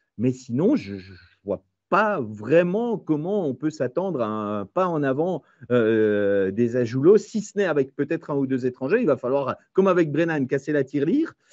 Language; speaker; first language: French; native; French